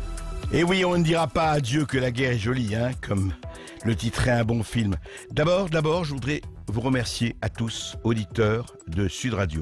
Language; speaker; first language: French; native; French